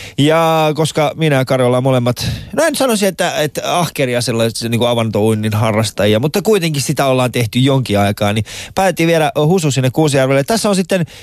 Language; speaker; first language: Finnish; early bilingual, other home language; Persian